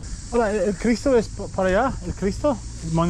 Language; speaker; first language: Spanish; non-native, learner; English